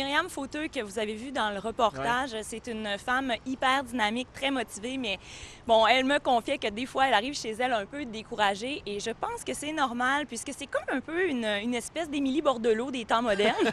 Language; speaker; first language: French; native; French